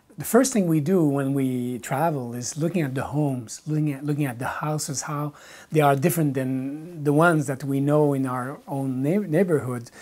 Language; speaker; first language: English; non-native, fluent; French